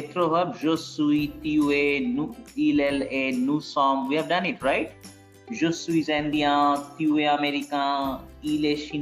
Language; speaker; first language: French; non-native, fluent; Bangla